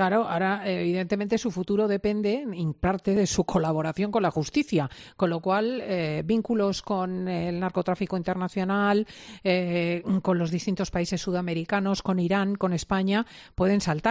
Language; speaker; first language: Spanish; native; Spanish